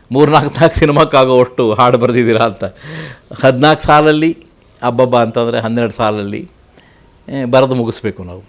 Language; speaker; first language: Kannada; native; Kannada